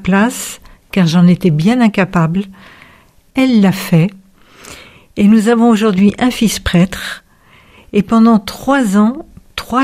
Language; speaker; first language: French; native; French